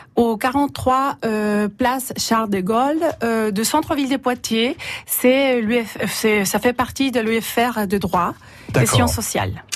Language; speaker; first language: French; non-native, fluent; Spanish